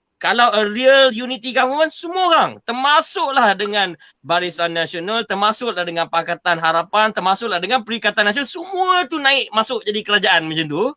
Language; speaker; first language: Malay; native; Malay